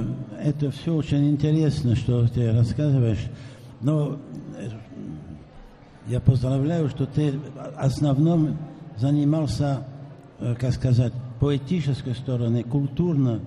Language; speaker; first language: Russian; non-native, fluent; French